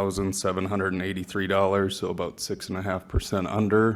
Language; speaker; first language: English; native; English